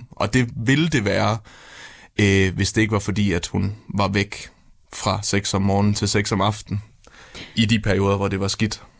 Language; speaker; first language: Danish; native; Danish